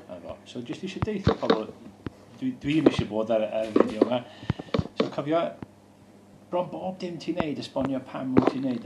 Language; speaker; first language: Welsh; native; Welsh